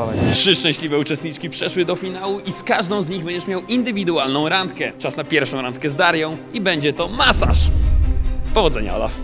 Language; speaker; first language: Polish; native; Polish